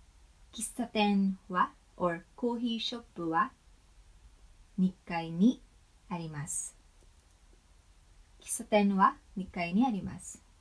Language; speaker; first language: Japanese; non-native, fluent; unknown